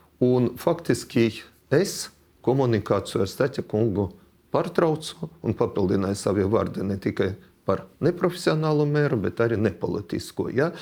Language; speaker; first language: Latvian; non-native, local second language; Russian